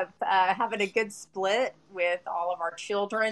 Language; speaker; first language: English; native; English